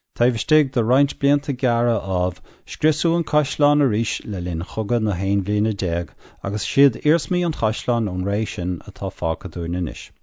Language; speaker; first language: Irish; non-native, local second language; English